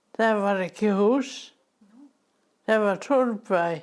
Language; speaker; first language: Icelandic; non-native, fluent; German